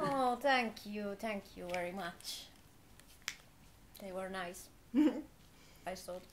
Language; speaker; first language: English; non-native, fluent; Finnish